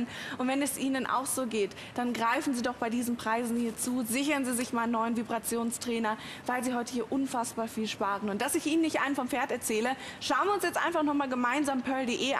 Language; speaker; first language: German; native; German